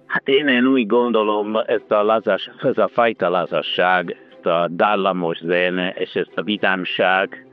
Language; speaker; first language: Hungarian; non-native, learner; Italian